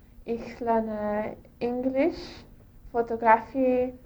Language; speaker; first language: German; non-native, learner; English